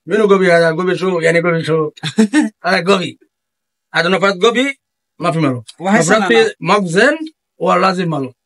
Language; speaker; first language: Arabic; non-native, learner; Bangla